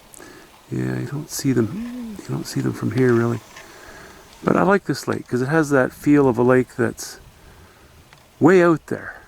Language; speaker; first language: English; native; English